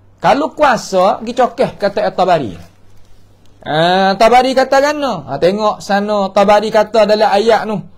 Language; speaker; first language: Malay; native; Malay